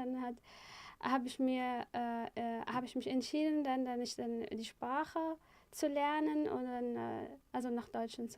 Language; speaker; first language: German; non-native, fluent; Arabic